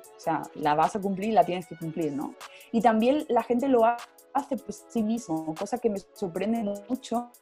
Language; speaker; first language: Spanish; native; Spanish